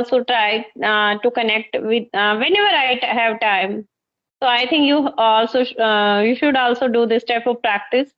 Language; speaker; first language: English; non-native, local second language; Hindi